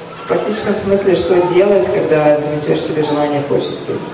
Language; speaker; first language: Russian; native; Russian